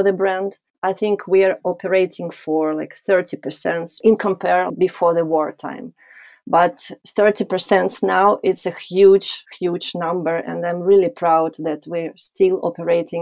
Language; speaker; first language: English; non-native, fluent; Ukrainian